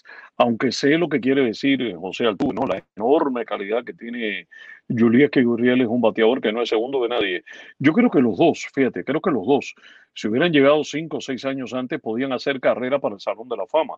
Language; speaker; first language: Spanish; native; Spanish